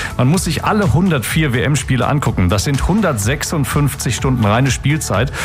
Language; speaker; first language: German; native; German